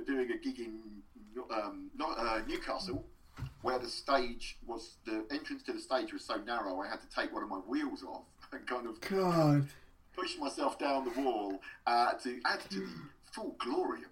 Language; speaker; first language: English; native; English